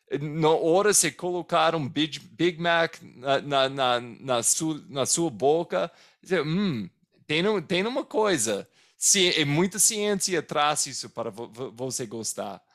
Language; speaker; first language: Portuguese; non-native, fluent; English